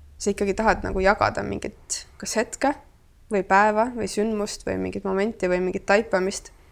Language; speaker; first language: Estonian; native; Estonian